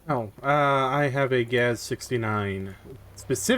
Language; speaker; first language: English; native; English